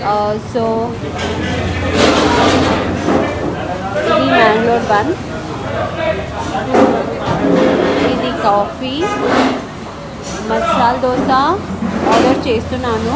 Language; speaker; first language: Telugu; non-native, learner; Kannada